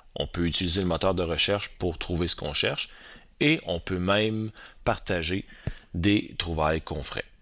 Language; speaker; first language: French; native; French